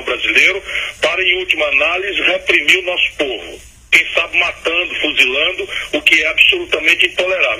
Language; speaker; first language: Portuguese; native; Portuguese